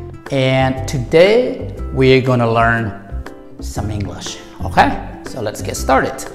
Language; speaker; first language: English; non-native, fluent; Khmer